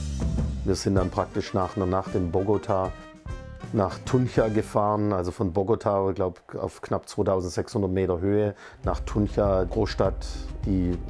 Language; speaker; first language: German; native; German